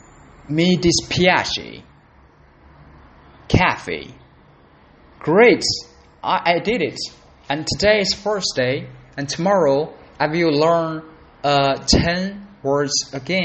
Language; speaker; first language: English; non-native, learner; Chinese